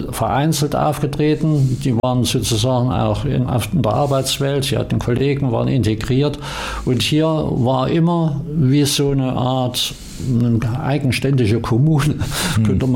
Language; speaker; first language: German; native; German